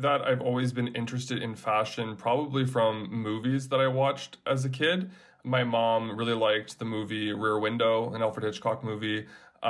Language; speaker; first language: English; native; English